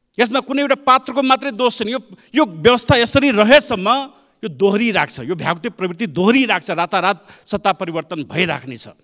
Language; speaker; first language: Nepali; non-native, local second language; Maithili